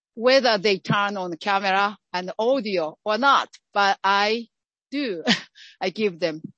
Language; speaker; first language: English; non-native, fluent; Japanese